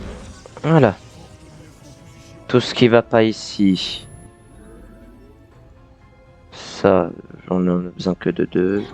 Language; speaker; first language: French; native; French